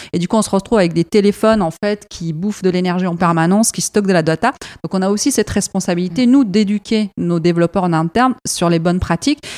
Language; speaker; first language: French; non-native, fluent; Arabic